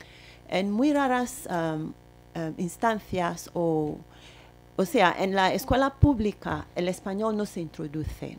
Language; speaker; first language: Spanish; non-native, fluent; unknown